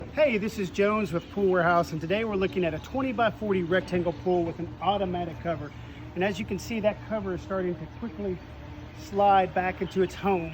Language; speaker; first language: English; native; English